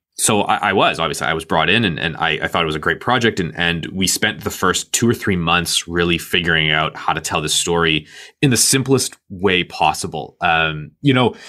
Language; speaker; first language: English; native; English